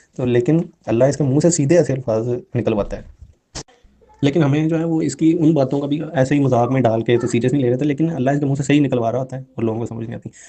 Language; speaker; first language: Urdu; non-native, local second language; Punjabi